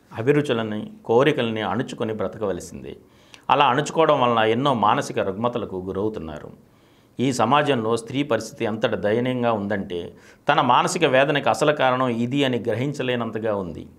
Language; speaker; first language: Telugu; native; Telugu